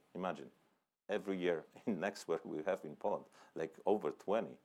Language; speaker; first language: English; non-native, fluent; Polish